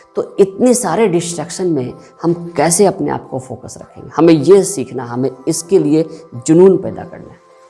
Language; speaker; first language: Hindi; native; Hindi